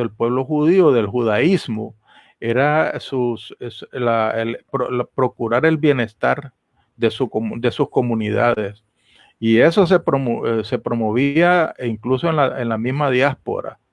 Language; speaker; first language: Spanish; native; Spanish